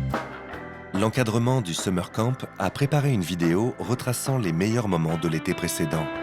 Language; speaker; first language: French; native; French